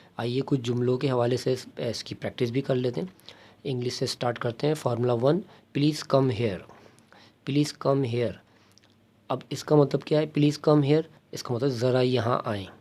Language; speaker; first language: Urdu; native; Urdu